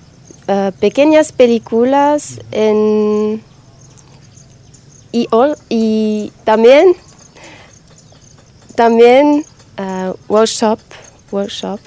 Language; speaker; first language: Spanish; non-native, learner; French